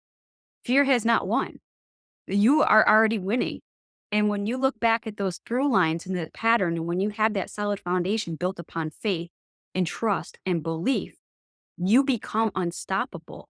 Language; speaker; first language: English; native; English